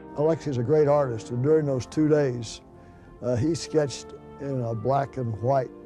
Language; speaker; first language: English; native; English